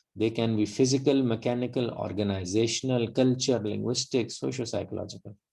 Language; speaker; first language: English; non-native, local second language; Urdu